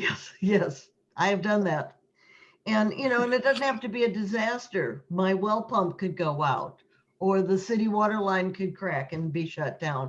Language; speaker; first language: English; native; English